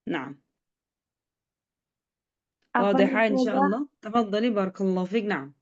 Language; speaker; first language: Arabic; non-native, fluent; Indonesian